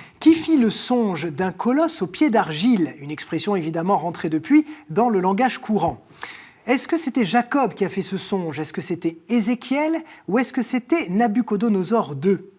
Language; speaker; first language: French; native; French